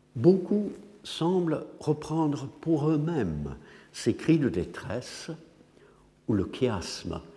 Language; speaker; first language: French; non-native, fluent; English